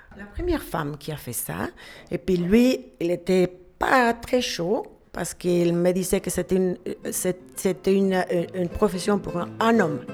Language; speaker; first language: French; non-native, fluent; Spanish